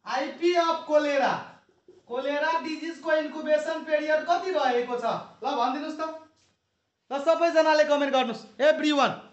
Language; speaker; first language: Nepali; non-native, local second language; Maithili